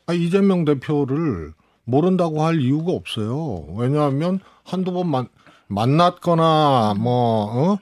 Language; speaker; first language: Korean; native; Korean